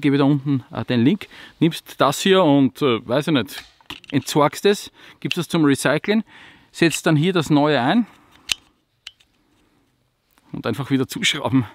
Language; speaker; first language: German; native; German